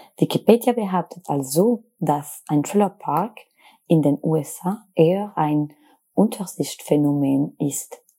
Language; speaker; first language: German; non-native, fluent; French